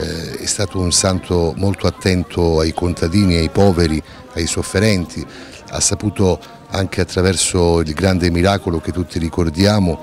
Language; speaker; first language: Italian; native; Italian